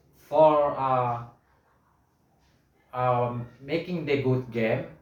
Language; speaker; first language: English; non-native, learner; Indonesian